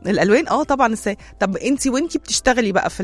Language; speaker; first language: Arabic; native; Arabic